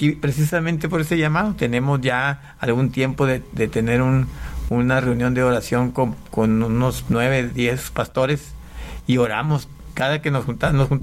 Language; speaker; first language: Spanish; native; Spanish